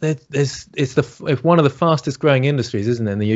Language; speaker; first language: English; native; English